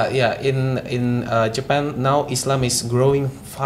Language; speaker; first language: English; non-native, learner; Indonesian